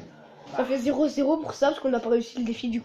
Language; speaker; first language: French; native; French